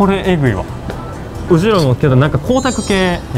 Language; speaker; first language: Japanese; native; Japanese